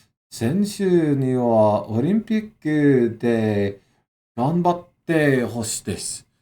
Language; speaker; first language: Japanese; non-native, learner; English